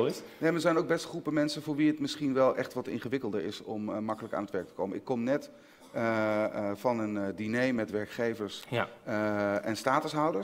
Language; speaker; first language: Dutch; native; Dutch